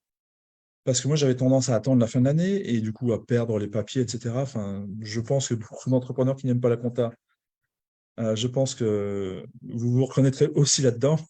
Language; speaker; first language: French; native; French